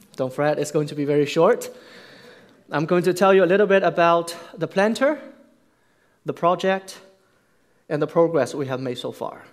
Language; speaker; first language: English; non-native, fluent; Chinese